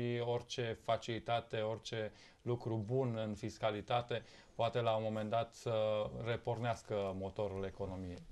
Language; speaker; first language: Romanian; native; Romanian